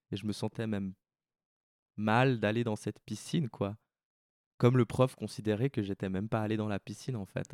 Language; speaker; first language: French; native; French